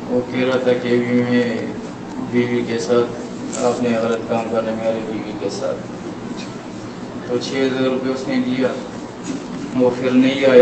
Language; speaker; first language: Hindi; non-native, local second language; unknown